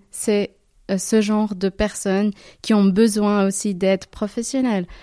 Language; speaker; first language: French; non-native, local second language; Tamil